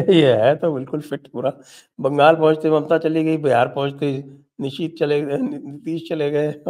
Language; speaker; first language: Hindi; native; Hindi